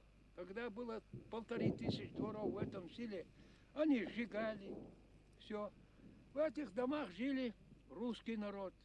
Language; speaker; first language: Russian; non-native, local second language; Chechen